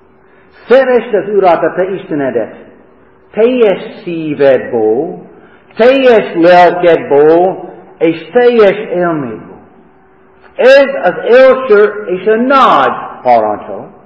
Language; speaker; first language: Hungarian; non-native, fluent; English